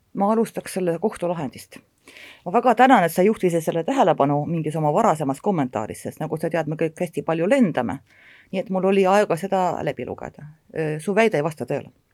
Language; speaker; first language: Estonian; non-native, local second language; Russian